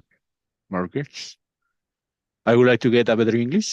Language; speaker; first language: English; non-native, learner; Spanish